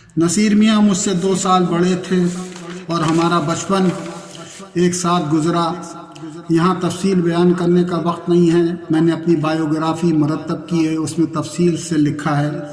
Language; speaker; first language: Urdu; native; Urdu